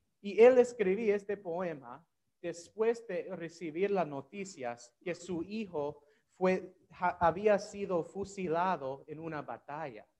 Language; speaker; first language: Spanish; non-native, learner; English